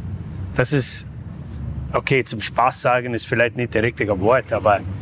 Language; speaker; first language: German; non-native, fluent; English